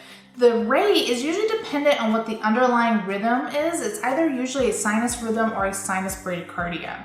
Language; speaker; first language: English; native; English